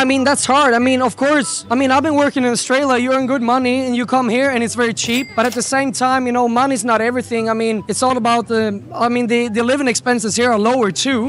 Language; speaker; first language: English; non-native, fluent; Swedish